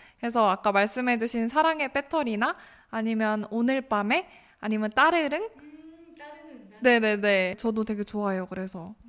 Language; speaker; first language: Korean; native; Korean